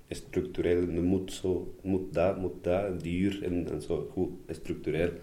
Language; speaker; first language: Dutch; non-native, learner; Spanish